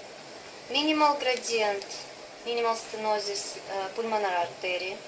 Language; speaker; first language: English; non-native, learner; Russian